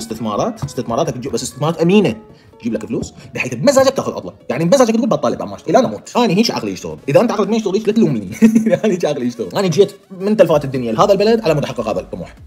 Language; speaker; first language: Arabic; native; Arabic